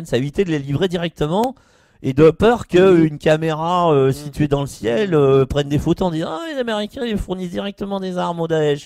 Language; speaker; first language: French; native; French